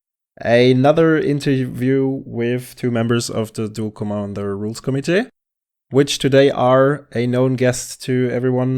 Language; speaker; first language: English; non-native, fluent; German